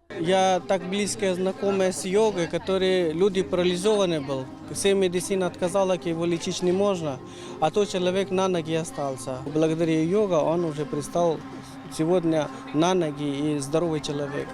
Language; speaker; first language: Russian; non-native, learner; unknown